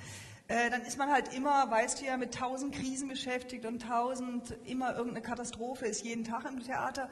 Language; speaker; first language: German; native; German